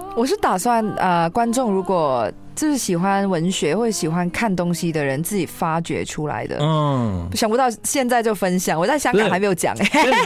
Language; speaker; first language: Chinese; non-native, local second language; Cantonese